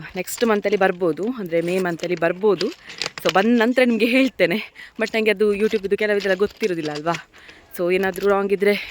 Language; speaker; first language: Kannada; non-native, local second language; Tulu